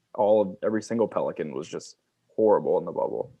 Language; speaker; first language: English; native; English